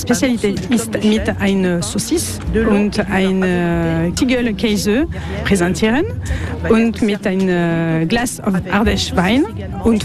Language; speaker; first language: German; non-native, learner; French